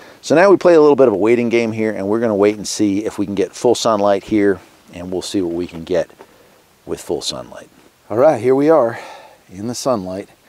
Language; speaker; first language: English; native; English